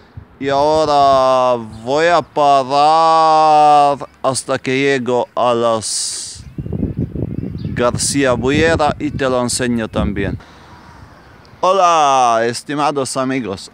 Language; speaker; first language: Spanish; non-native, fluent; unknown